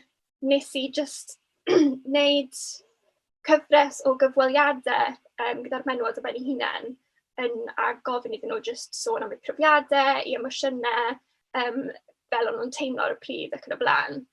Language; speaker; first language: Welsh; native; Welsh